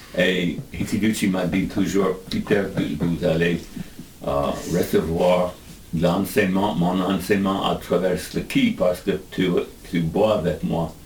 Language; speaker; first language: French; non-native, learner; English